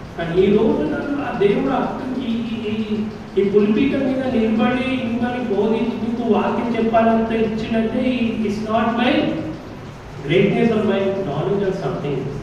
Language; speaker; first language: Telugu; non-native, local second language; Hindi